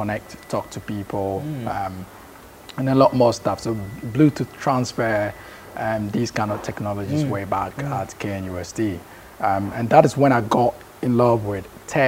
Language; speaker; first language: English; non-native, local second language; Akan